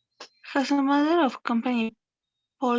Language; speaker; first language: English; non-native, learner; Spanish